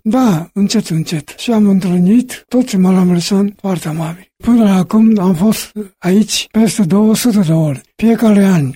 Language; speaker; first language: Romanian; non-native, learner; Japanese